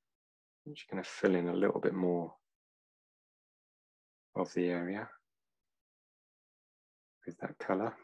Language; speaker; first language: English; native; English